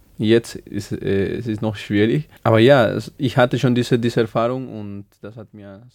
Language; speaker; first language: German; non-native, learner; Spanish